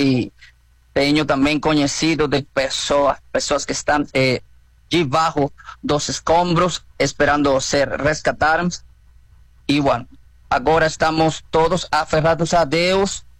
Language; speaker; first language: Portuguese; non-native, learner; Spanish